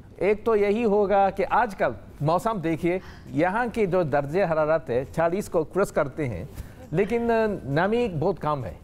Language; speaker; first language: Urdu; non-native, fluent; Japanese